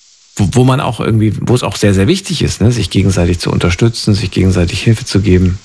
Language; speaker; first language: German; native; German